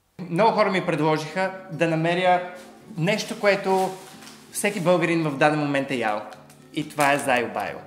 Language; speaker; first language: Bulgarian; native; Bulgarian